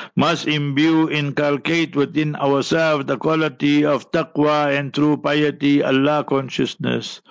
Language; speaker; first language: English; early bilingual, other home language; Urdu